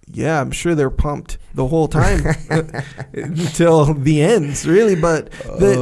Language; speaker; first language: English; native; English